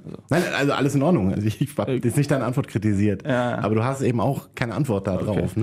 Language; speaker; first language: German; native; German